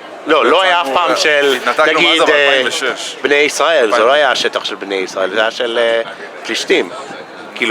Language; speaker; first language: Hebrew; non-native, fluent; English